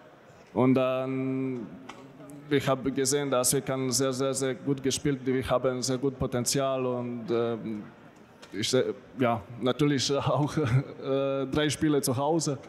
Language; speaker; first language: German; non-native, learner; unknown